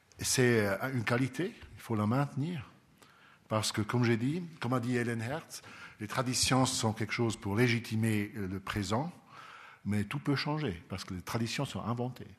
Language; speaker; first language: French; non-native, local second language; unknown